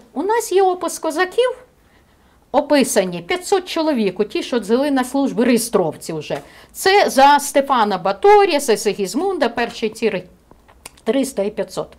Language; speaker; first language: Ukrainian; native; Ukrainian